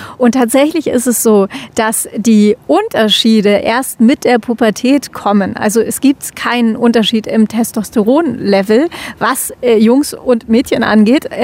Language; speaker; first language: German; native; German